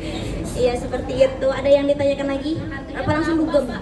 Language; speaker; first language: Indonesian; native; Indonesian